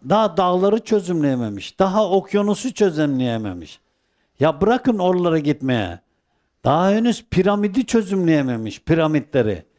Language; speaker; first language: Turkish; native; Turkish